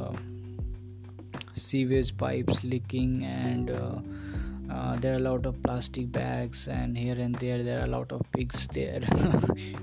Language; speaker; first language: English; non-native, local second language; Hindi